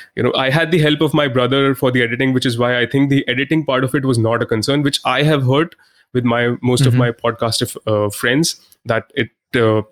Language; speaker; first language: English; non-native, local second language; Hindi